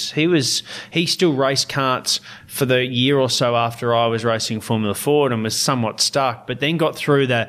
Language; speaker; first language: English; native; English